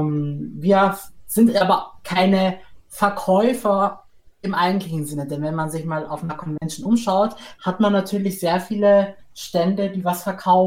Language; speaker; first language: German; native; German